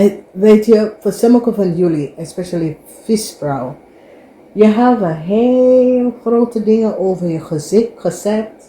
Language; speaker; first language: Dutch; non-native, fluent; English